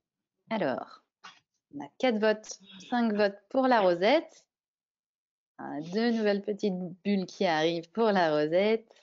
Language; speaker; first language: French; native; French